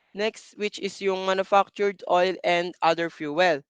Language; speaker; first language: English; non-native, local second language; Filipino